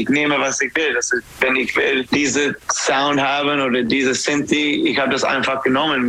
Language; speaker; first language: German; non-native, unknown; English